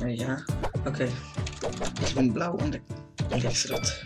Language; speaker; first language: German; non-native, learner; Polish